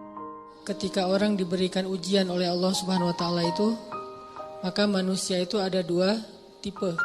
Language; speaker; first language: Indonesian; native; Indonesian